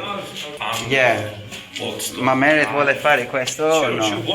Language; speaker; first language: Italian; non-native, learner; English